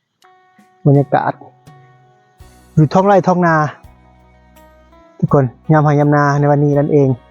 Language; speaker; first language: Thai; non-native, local second language; Lao